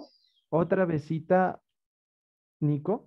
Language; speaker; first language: Spanish; native; Spanish